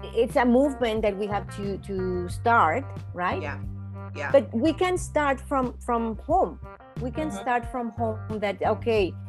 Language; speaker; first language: English; non-native, fluent; Spanish